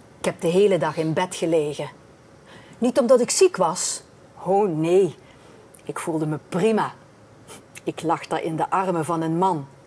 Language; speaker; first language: Dutch; native; Dutch